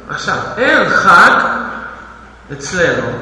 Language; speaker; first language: Hebrew; non-native, fluent; Russian